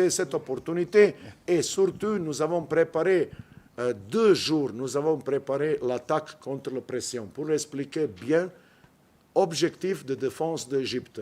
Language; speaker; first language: French; non-native, fluent; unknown